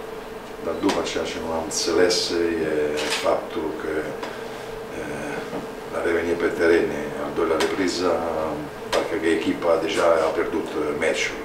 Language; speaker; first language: Romanian; non-native, fluent; Italian